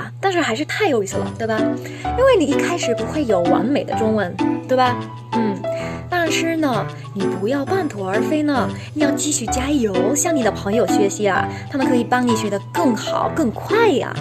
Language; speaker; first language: Chinese; non-native, learner; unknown